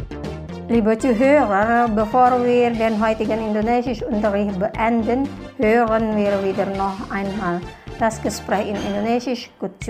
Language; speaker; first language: German; non-native, fluent; Indonesian